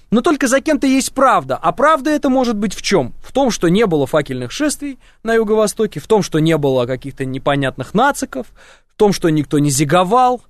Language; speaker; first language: Russian; native; Russian